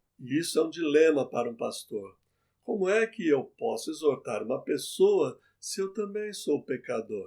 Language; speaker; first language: Portuguese; native; Portuguese